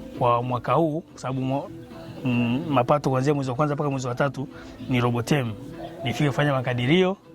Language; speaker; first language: Swahili; native; Swahili